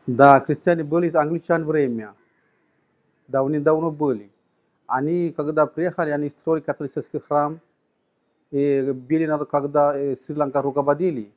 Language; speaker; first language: Russian; non-native, learner; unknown